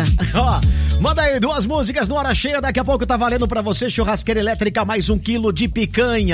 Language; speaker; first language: Portuguese; native; Portuguese